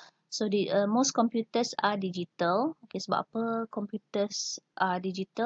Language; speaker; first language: English; non-native, local second language; Malay